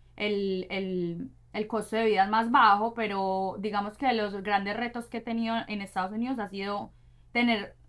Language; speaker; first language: Spanish; native; Spanish